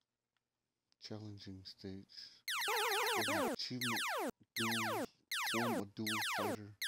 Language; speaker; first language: English; native; English